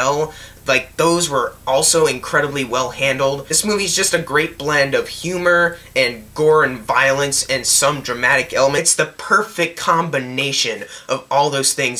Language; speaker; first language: English; native; English